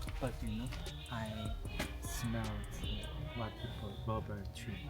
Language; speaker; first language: English; non-native, learner; Korean